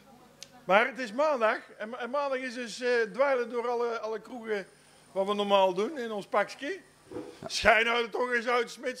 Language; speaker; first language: Dutch; native; Dutch